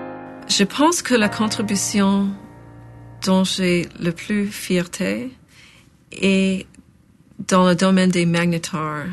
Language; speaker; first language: French; non-native, local second language; English